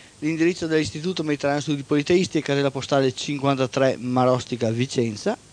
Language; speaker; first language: Italian; native; Italian